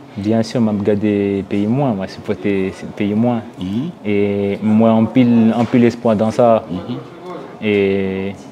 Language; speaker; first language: Haitian Creole; early bilingual, heritage; French